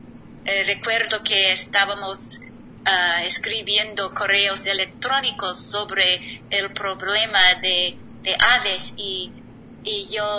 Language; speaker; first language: Spanish; non-native, learner; English